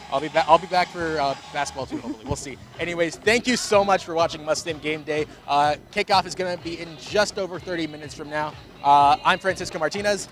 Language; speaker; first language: English; early bilingual, other home language; Spanish